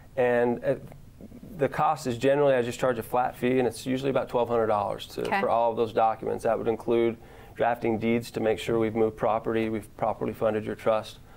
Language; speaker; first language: English; native; English